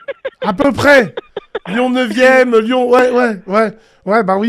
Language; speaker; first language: French; early bilingual, other home language; Arabic